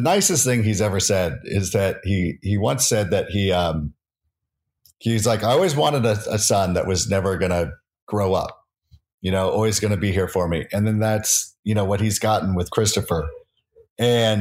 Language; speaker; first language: English; native; English